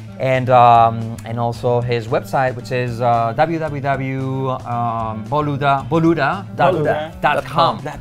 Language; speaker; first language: English; non-native, fluent; Spanish